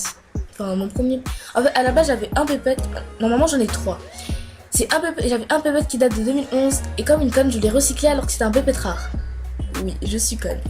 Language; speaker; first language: French; native; French